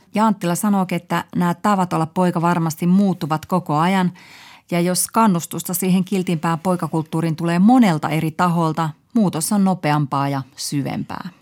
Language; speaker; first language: Finnish; native; Finnish